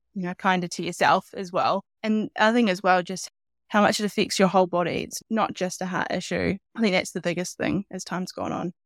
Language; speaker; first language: English; native; English